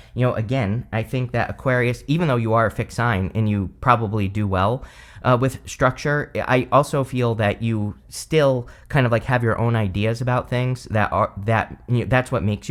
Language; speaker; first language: English; native; English